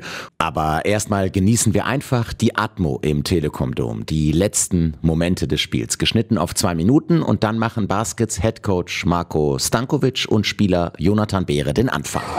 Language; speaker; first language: German; native; German